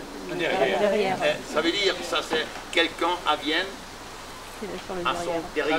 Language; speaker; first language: French; non-native, learner; German